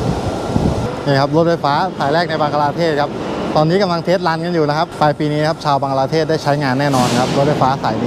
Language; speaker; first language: Thai; native; Thai